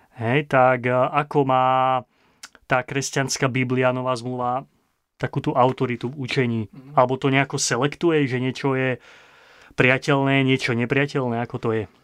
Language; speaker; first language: Slovak; native; Slovak